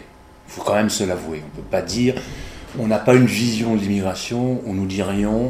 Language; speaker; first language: French; native; French